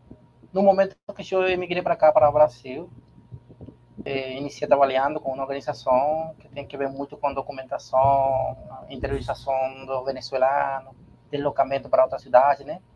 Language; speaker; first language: Portuguese; non-native, learner; Spanish